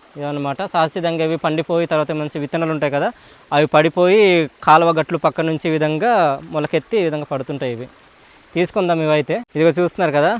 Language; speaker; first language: Telugu; non-native, local second language; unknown